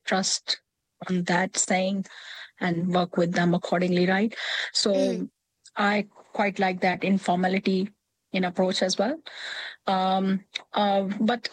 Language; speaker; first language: English; non-native, local second language; Punjabi